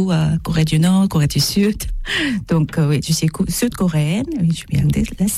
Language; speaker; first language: French; non-native, learner; Korean